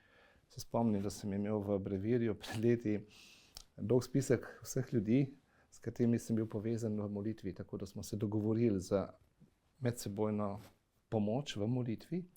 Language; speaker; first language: Slovenian; native; Slovenian